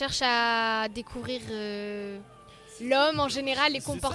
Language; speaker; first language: French; native; French